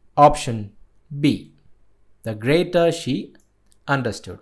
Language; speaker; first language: English; non-native, local second language; Malayalam